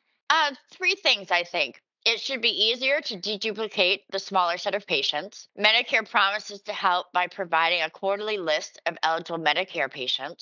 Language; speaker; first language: English; native; English